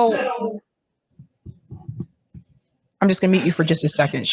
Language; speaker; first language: English; native; English